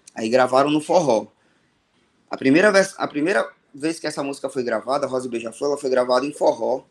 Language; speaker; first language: Portuguese; native; Portuguese